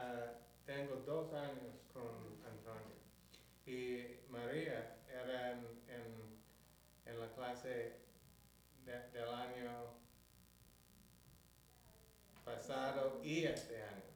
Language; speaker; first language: Spanish; non-native, learner; English